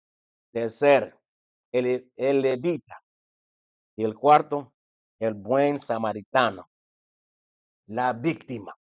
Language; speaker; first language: Spanish; non-native, fluent; English